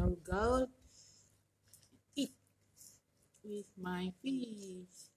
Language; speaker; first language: English; non-native, local second language; Malay